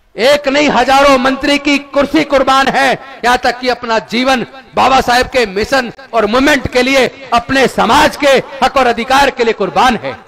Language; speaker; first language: Hindi; native; Hindi